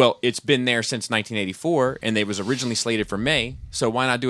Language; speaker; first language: English; native; English